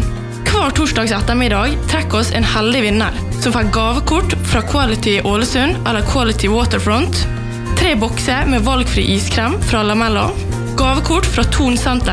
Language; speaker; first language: Norwegian; native; Norwegian